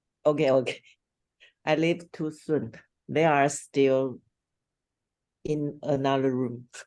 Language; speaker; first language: English; non-native, learner; Chinese